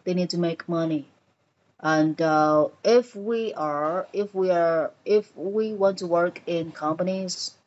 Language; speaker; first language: English; non-native, fluent; Vietnamese